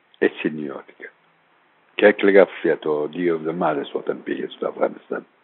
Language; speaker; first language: Greek; non-native, fluent; Persian